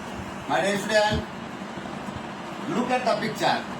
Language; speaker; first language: English; non-native, fluent; Bangla